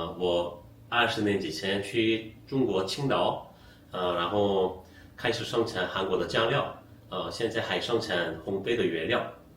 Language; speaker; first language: Chinese; non-native, fluent; Korean